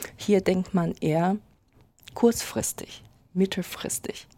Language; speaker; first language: German; non-native, fluent; Chinese